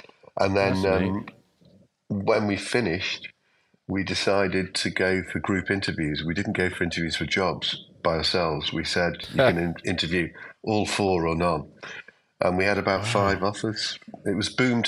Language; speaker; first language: English; native; English